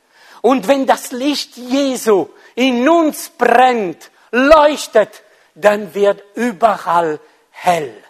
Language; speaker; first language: German; non-native, fluent; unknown